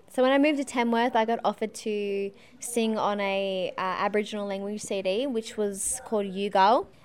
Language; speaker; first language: English; native; English